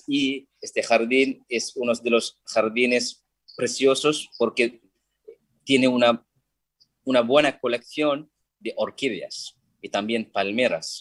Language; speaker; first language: Spanish; non-native, fluent; Sinhala